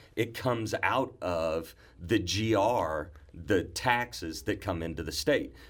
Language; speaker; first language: English; native; English